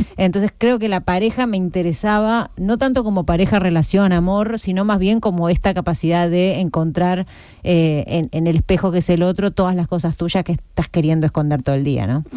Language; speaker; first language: Spanish; native; Spanish